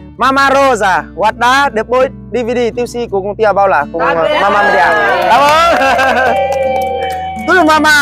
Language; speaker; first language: Portuguese; non-native, learner; Vietnamese